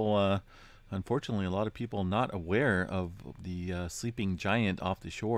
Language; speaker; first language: English; native; English